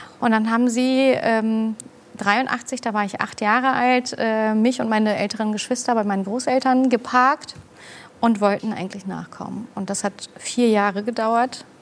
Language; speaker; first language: German; early bilingual, other home language; Turkish